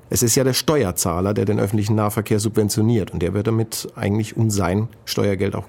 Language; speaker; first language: German; native; German